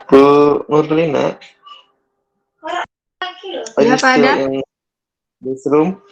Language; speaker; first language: English; non-native, learner; Indonesian